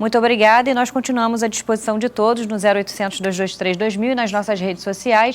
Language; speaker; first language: Portuguese; native; Portuguese